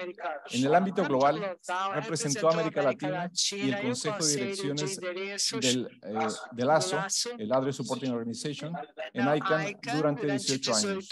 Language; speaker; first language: Spanish; native; Spanish